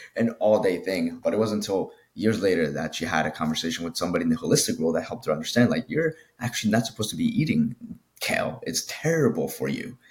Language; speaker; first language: English; early bilingual, other home language; Spanish